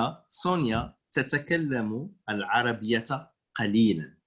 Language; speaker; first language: Arabic; non-native, fluent; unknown